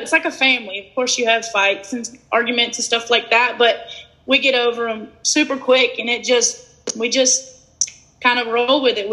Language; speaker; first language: English; native; English